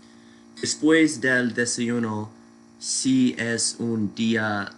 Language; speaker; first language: Spanish; non-native, learner; English